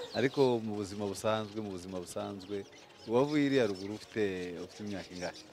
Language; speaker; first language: Kinyarwanda; early bilingual, heritage; Kinyarwanda